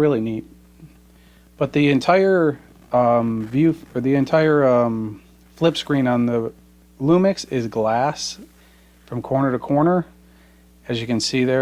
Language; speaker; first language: English; native; English